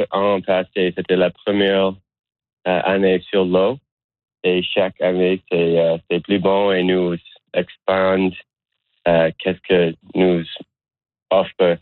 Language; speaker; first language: French; non-native, learner; English